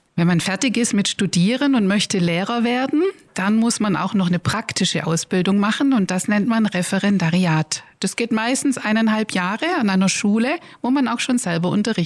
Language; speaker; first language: German; native; German